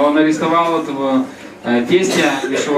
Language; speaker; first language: Russian; native; Russian